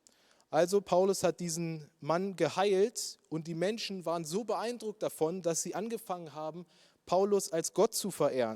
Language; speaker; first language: German; native; German